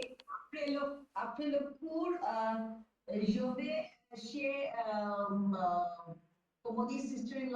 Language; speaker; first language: French; non-native, learner; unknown